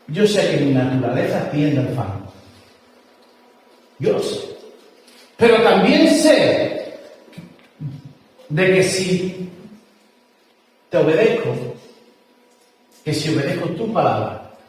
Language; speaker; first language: Spanish; native; Spanish